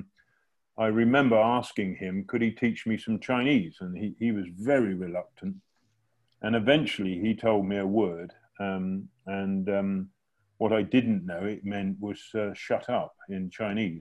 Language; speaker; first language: English; native; English